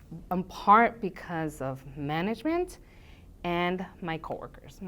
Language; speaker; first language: English; early bilingual, other home language; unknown